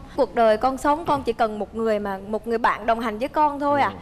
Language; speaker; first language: Vietnamese; early bilingual, heritage; Vietnamese